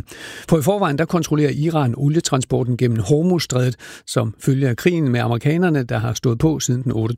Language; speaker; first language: Danish; native; Danish